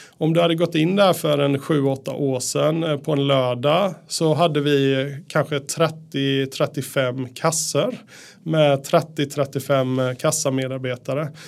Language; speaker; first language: Swedish; native; Swedish